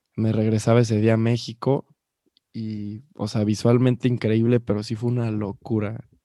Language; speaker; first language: Spanish; native; Spanish